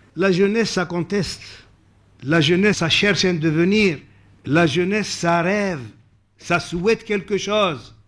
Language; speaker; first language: French; non-native, local second language; Arabic